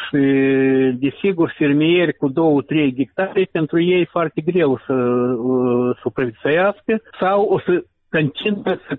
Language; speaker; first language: Romanian; non-native, local second language; Russian